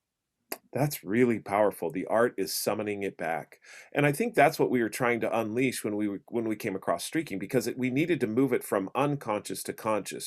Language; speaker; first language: English; native; English